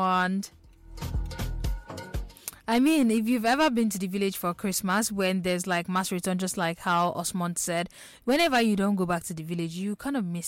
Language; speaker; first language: English; non-native, local second language; Igbo